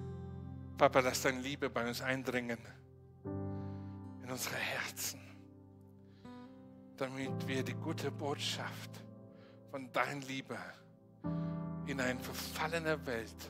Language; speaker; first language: German; non-native, fluent; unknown